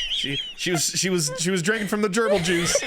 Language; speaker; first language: English; native; English